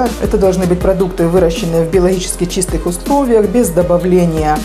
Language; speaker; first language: Russian; native; Russian